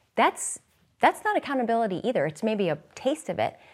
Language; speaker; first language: English; native; English